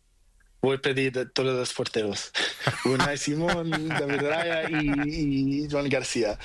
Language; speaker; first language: Spanish; non-native, learner; Portuguese